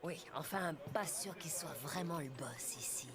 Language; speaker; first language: French; native; French